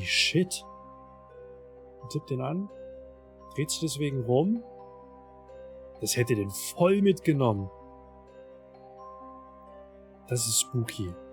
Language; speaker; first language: German; native; German